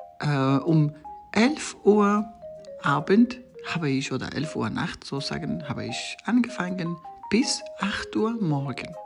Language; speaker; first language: German; non-native, learner; Persian